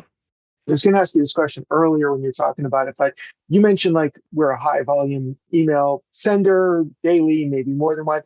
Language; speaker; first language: English; native; English